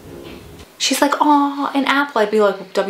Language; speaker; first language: English; native; English